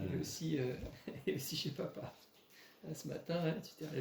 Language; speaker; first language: French; native; French